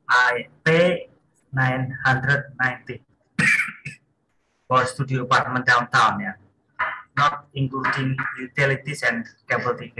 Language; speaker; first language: English; non-native, fluent; Indonesian